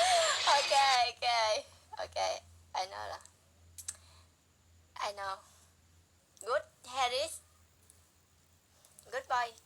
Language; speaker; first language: English; non-native, learner; Vietnamese